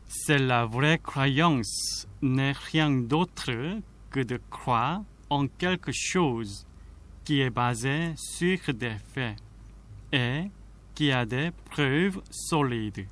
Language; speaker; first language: French; non-native, fluent; Korean